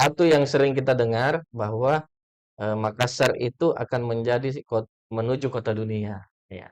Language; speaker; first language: Indonesian; native; Indonesian